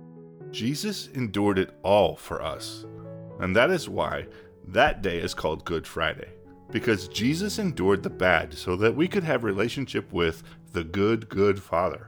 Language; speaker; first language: English; native; English